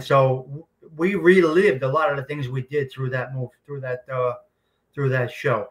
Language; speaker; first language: English; native; English